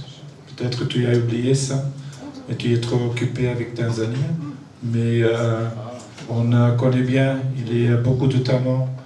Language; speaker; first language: French; non-native, learner; Dutch